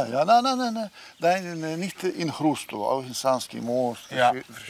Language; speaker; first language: German; non-native, learner; Bosnian